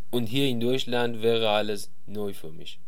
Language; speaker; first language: German; non-native, learner; Persian